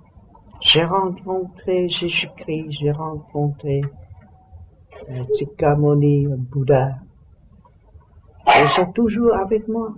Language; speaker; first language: French; non-native, learner; Vietnamese